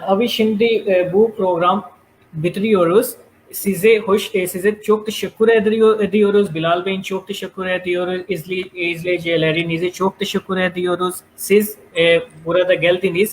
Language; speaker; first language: Turkish; non-native, learner; Urdu